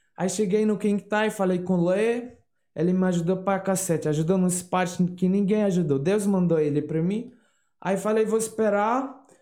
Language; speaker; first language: Portuguese; non-native, learner; Arabic